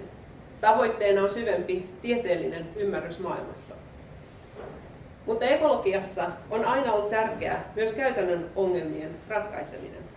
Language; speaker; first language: Finnish; native; Finnish